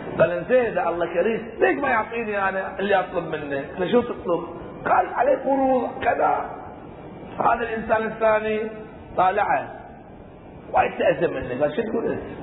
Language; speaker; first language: Arabic; native; Arabic